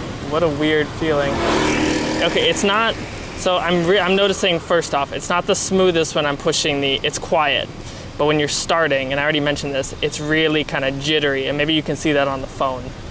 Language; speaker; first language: English; native; English